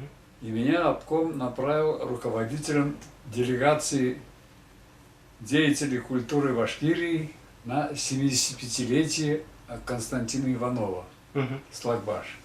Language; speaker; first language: Russian; non-native, local second language; Tatar